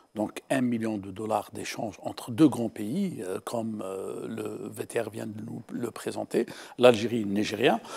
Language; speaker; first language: French; non-native, local second language; Arabic